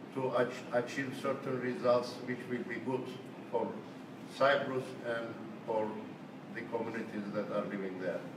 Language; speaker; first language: English; non-native, fluent; Turkish